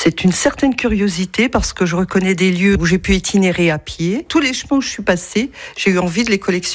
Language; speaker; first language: French; native; French